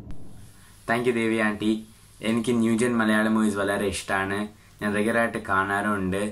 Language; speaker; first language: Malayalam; early bilingual, heritage; Malayalam